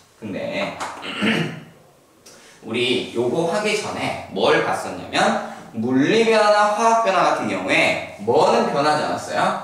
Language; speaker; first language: Korean; native; Korean